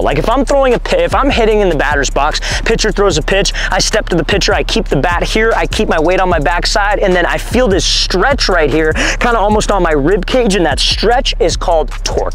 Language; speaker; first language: English; native; English